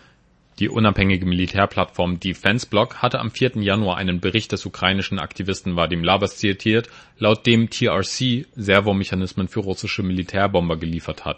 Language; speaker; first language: German; native; German